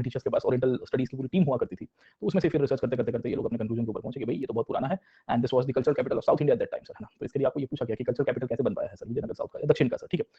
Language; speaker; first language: Hindi; non-native, local second language; Gujarati